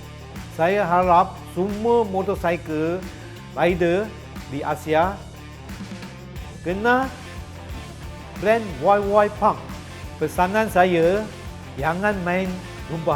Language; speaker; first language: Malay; non-native, local second language; Chinese